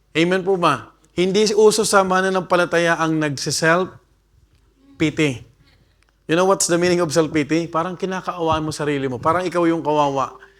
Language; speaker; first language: Filipino; non-native, local second language; Bikol